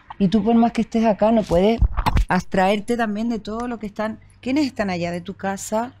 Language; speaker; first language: Spanish; native; Spanish